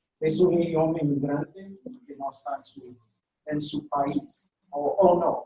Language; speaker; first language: Spanish; non-native, fluent; English